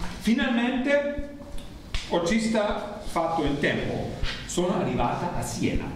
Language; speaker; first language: Italian; non-native, learner; German